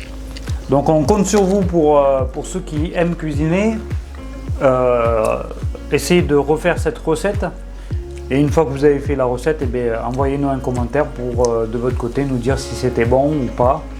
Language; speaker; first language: French; native; French